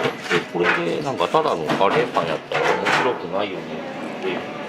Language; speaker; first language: Japanese; native; Japanese